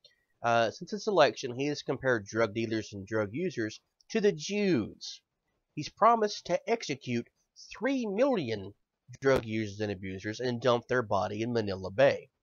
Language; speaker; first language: English; native; English